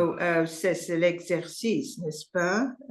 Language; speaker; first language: French; non-native, learner; English